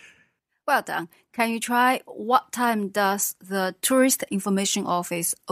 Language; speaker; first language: English; non-native, fluent; Chinese